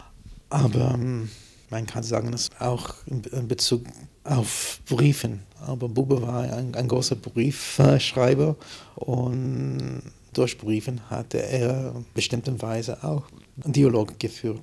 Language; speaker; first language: German; non-native, fluent; English